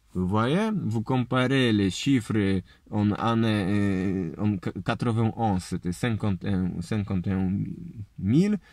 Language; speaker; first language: French; non-native, learner; Polish